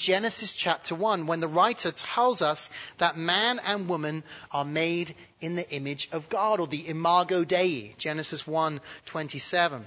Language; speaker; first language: English; native; English